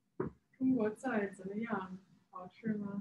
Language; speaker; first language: Chinese; non-native, learner; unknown